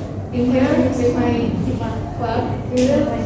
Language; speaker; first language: English; non-native, learner; Indonesian